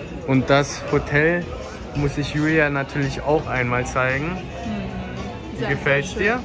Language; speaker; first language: German; native; German